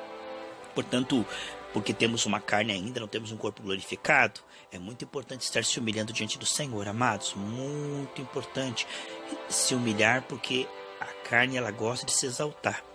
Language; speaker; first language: Portuguese; native; Portuguese